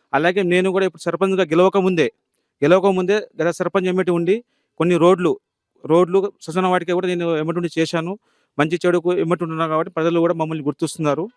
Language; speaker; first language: Telugu; non-native, local second language; Lambadi